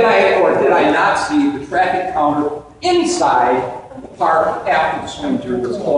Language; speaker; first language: English; native; English